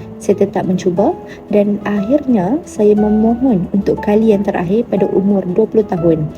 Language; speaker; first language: Malay; native; Malay